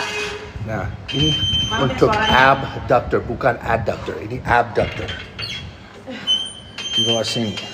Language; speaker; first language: Indonesian; non-native, fluent; English